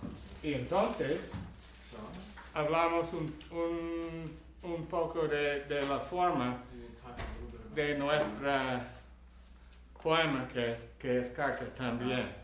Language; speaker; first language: Spanish; non-native, learner; English